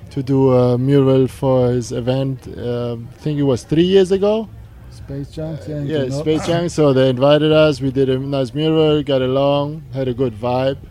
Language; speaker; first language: English; non-native, fluent; German